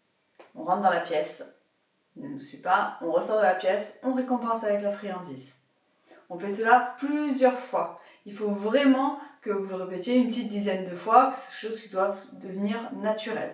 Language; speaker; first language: French; native; French